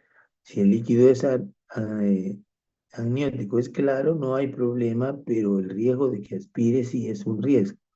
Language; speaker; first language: Spanish; native; Spanish